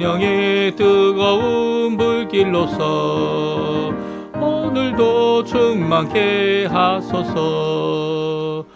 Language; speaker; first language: Korean; native; Korean